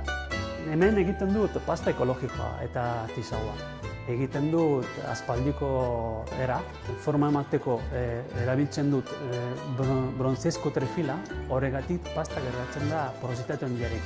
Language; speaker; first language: Basque; non-native, learner; Italian